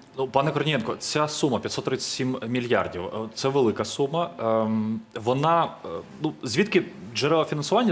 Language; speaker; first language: Ukrainian; native; Ukrainian